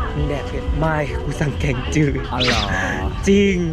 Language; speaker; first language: Thai; native; Thai